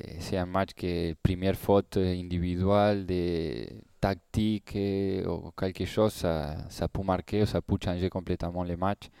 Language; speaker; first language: French; non-native, learner; Spanish